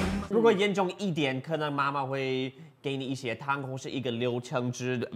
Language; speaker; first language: Chinese; non-native, fluent; English